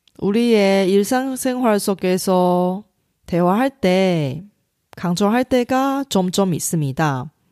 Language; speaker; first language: Korean; non-native, fluent; Chinese